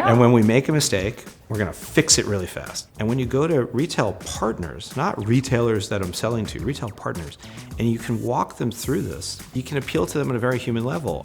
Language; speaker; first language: English; native; English